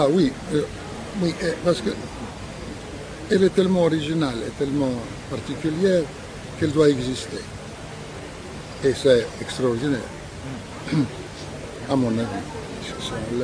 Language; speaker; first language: French; non-native, fluent; Russian